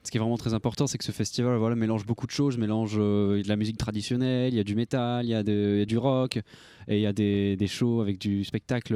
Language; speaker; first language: French; native; French